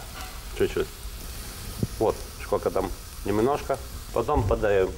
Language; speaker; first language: Russian; non-native, learner; Italian